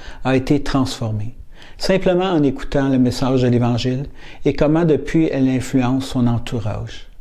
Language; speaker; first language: French; native; French